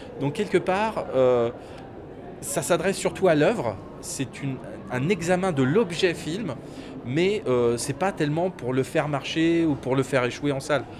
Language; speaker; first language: French; native; French